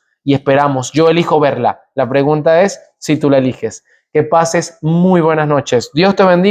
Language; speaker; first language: Spanish; native; Spanish